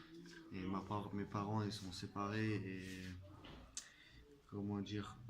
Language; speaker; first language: French; non-native, fluent; Chechen